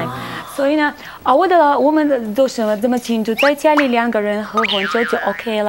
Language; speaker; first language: Chinese; non-native, learner; Russian